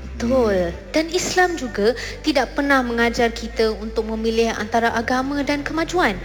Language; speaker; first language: Malay; non-native, fluent; Urdu